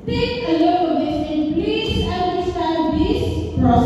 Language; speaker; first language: English; non-native, local second language; Cebuano